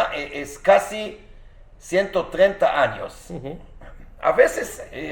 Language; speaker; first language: Spanish; non-native, fluent; Hebrew